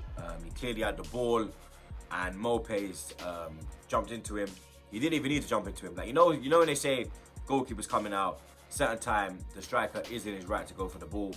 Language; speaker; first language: English; native; English